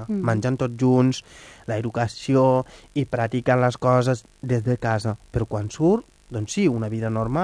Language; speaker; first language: Catalan; non-native, fluent; Wolof